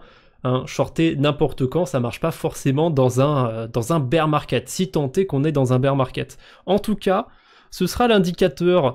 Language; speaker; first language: French; native; French